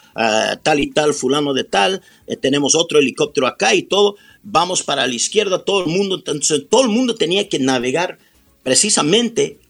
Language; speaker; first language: Spanish; early bilingual, heritage; Spanish